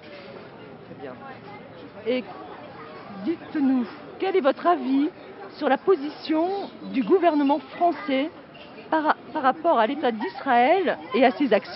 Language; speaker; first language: French; native; French